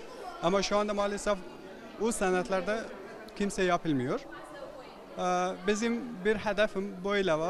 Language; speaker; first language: Turkish; non-native, learner; Persian